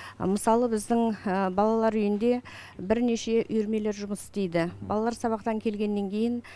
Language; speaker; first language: Kazakh; native; Kazakh